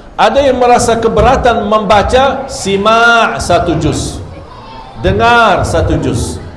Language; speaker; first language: Malay; non-native, fluent; Arabic